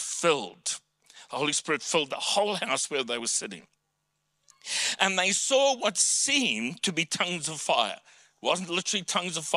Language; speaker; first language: English; native; English